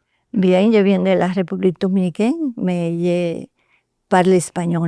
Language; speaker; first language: French; non-native, learner; Spanish